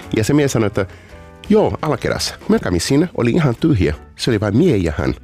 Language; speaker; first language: Finnish; non-native, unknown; Portuguese